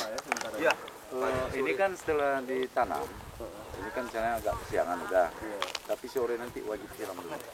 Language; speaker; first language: Indonesian; native; Indonesian